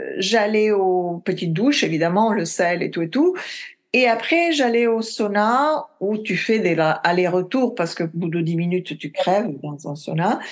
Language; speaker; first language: French; non-native, fluent; Italian